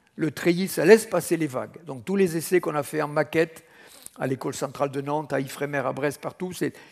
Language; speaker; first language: French; native; French